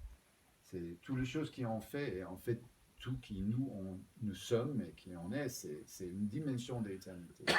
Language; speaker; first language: French; non-native, fluent; Danish